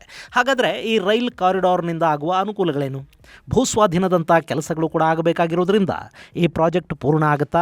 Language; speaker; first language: Kannada; native; Kannada